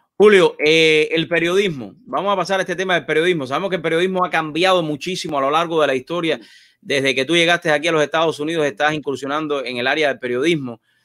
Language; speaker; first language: Spanish; native; Spanish